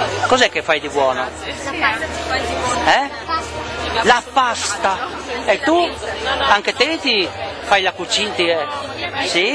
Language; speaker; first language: Italian; native; Italian